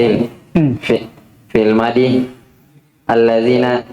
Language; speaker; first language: Arabic; non-native, learner; Indonesian